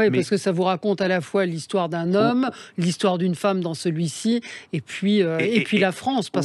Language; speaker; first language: French; native; French